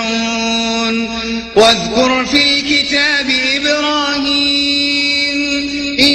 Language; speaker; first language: Arabic; native; Arabic